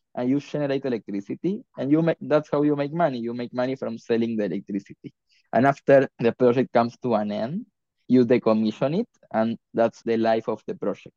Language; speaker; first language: English; non-native, fluent; Spanish